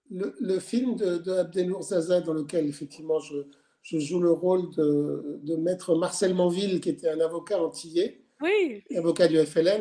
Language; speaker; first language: French; native; French